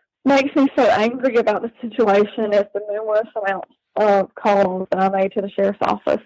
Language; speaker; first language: English; native; English